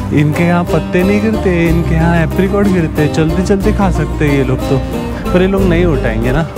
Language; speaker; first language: Hindi; native; Hindi